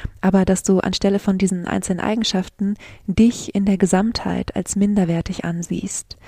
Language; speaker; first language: German; native; German